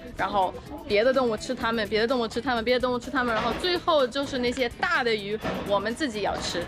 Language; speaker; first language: Chinese; non-native, fluent; English